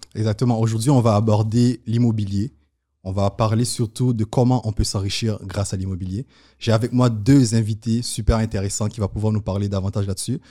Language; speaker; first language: French; non-native, local second language; Haitian Creole